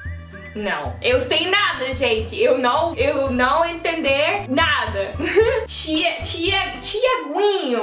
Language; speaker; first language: Portuguese; non-native, learner; Dutch